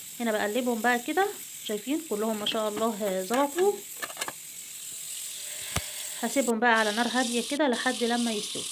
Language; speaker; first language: Arabic; native; Arabic